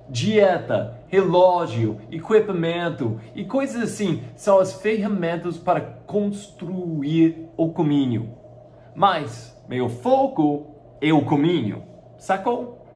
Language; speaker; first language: Portuguese; non-native, fluent; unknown